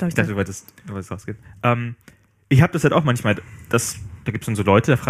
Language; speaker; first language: German; native; German